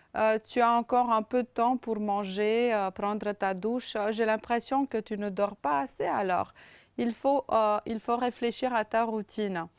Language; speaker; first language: French; non-native, fluent; Romanian